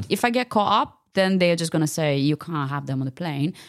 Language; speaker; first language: English; non-native, fluent; Portuguese